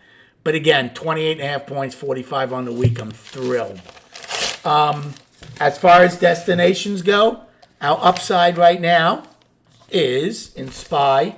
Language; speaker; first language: English; native; English